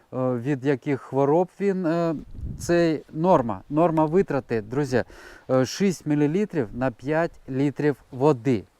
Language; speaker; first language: Ukrainian; non-native, local second language; Russian